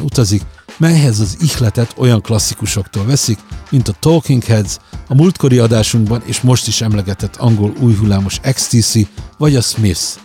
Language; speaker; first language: Hungarian; native; Hungarian